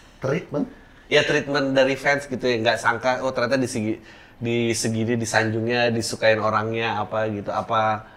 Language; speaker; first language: Indonesian; native; Indonesian